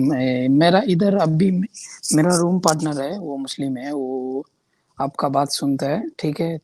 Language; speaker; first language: Hindi; non-native, local second language; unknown